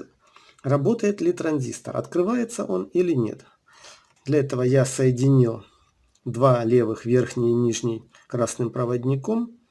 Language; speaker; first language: Russian; native; Russian